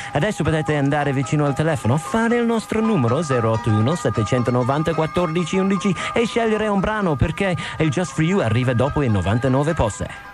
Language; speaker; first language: Italian; non-native, fluent; English